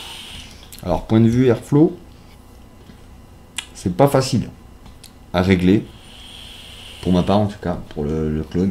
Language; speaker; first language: French; native; French